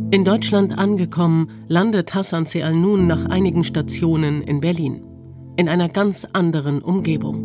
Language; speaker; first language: German; native; German